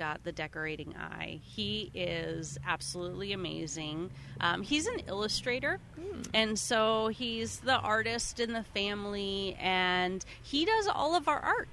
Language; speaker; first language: English; native; English